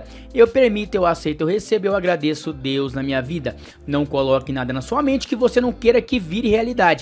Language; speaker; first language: Portuguese; native; Portuguese